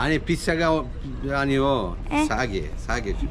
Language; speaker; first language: Korean; non-native, learner; Uzbek